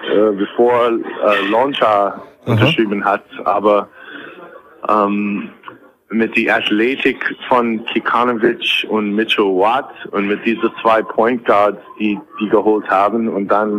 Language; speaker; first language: German; non-native, fluent; English